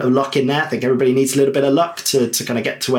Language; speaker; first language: English; native; English